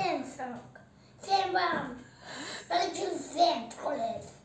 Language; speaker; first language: Turkish; non-native, learner; Azerbaijani